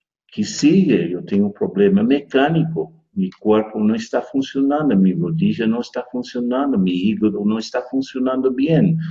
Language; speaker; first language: Spanish; non-native, fluent; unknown